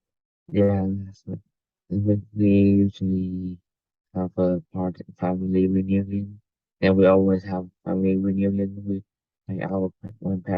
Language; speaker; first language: English; non-native, learner; Vietnamese